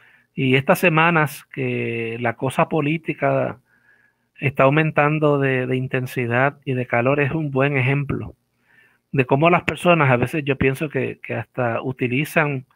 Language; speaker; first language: Spanish; native; Spanish